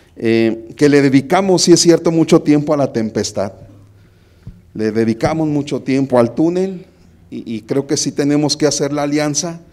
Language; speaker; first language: Spanish; native; Spanish